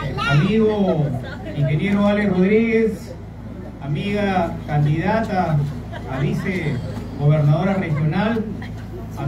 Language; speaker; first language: Spanish; native; Spanish